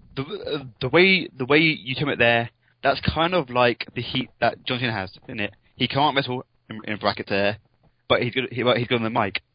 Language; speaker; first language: English; native; English